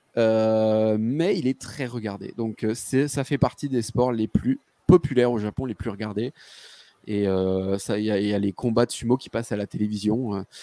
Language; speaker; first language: French; native; French